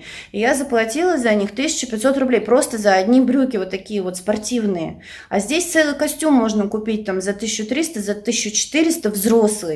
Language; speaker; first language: Russian; native; Russian